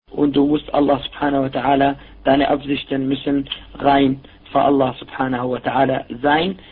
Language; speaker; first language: German; non-native, fluent; Arabic